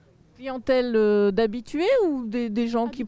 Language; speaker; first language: French; native; French